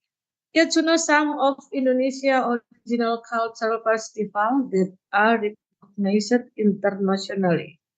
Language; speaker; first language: English; non-native, learner; Indonesian